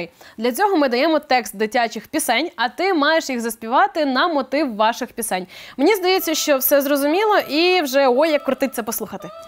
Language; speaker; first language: Ukrainian; native; Ukrainian